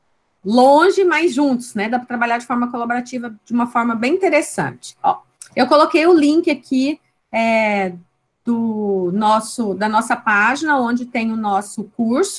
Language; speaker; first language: Portuguese; native; Portuguese